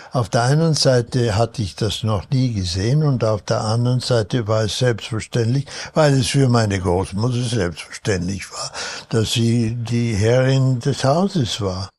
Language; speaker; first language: German; early bilingual, heritage; German